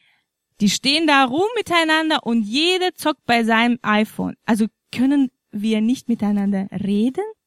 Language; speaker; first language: German; non-native, fluent; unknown